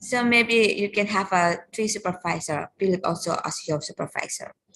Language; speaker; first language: English; non-native, learner; Indonesian